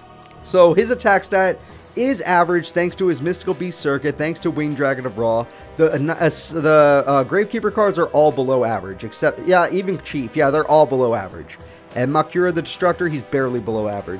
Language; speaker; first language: English; native; English